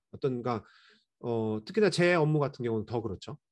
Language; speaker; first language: Korean; native; Korean